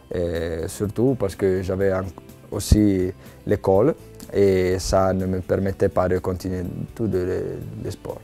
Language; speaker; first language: French; non-native, local second language; Italian